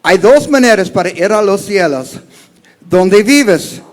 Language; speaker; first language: Spanish; non-native, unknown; English